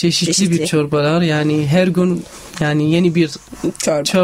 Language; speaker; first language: Turkish; non-native, fluent; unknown